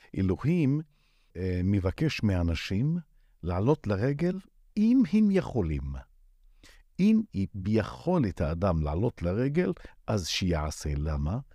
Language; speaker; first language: Hebrew; non-native, local second language; Arabic